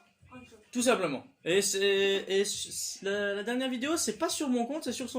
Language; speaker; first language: French; native; French